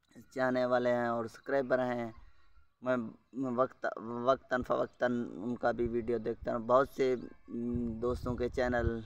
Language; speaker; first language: Urdu; non-native, fluent; Saraiki